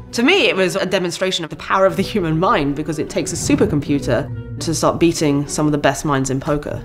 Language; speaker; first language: English; native; English